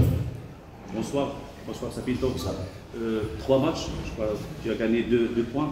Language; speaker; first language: French; non-native, local second language; Arabic